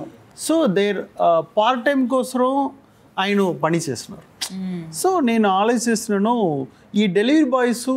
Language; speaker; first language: Telugu; non-native, learner; Tamil